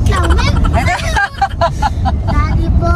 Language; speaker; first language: Filipino; early bilingual, heritage; English